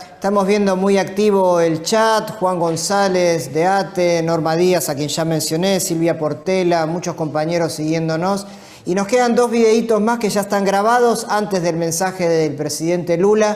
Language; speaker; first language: Spanish; native; Spanish